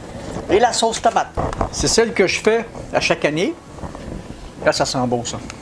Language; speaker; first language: French; native; French